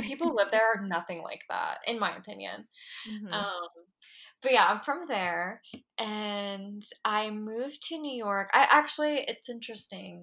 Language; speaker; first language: English; native; English